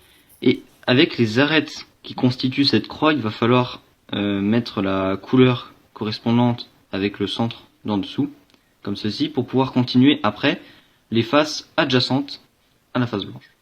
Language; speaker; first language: French; native; French